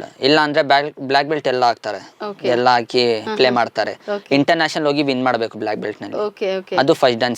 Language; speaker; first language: Kannada; non-native, local second language; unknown